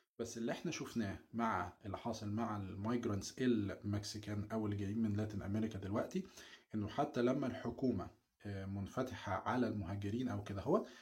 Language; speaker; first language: Arabic; native; Arabic